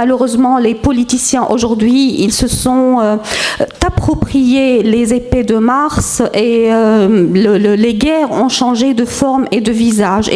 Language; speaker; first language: French; non-native, fluent; Arabic